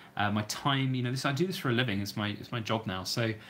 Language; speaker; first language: English; native; English